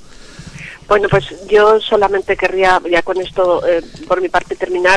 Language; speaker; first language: Spanish; native; Spanish